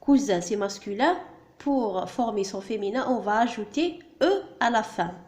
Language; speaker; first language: French; non-native, local second language; Arabic